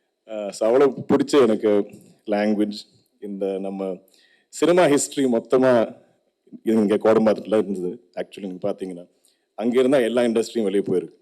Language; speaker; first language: Tamil; non-native, local second language; Malayalam